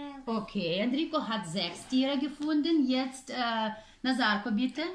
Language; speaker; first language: German; non-native, fluent; Ukrainian